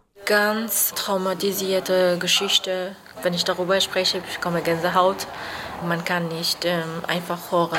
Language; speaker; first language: German; non-native, learner; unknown